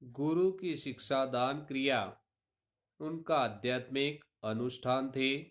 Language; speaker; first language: Hindi; non-native, local second language; Gujarati